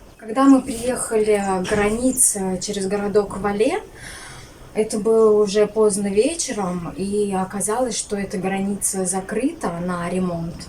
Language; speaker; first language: Russian; native; Russian